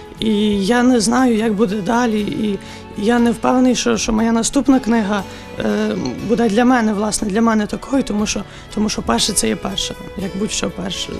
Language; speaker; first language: Ukrainian; native; Ukrainian